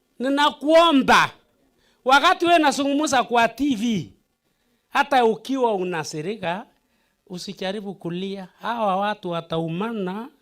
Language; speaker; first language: Swahili; non-native, local second language; Kalenjin